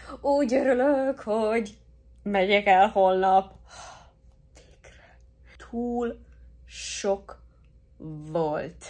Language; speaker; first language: Hungarian; early bilingual, heritage; English